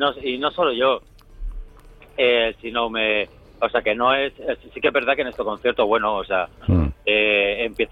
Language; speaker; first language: Spanish; native; Spanish